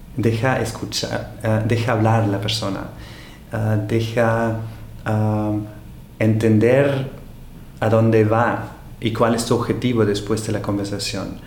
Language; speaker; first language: Spanish; non-native, fluent; German